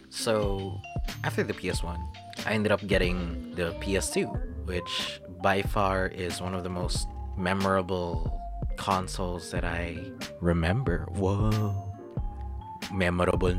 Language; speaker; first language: English; non-native, local second language; Filipino